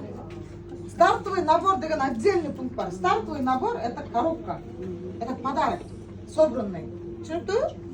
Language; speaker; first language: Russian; non-native, local second language; Kyrgyz